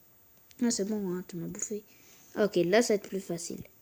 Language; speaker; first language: French; native; French